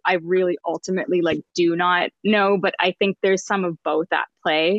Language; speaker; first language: English; native; English